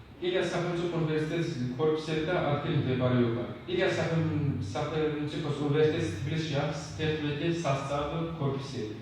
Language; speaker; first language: Georgian; non-native, local second language; Azerbaijani